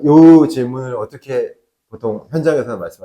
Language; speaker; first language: Korean; native; Korean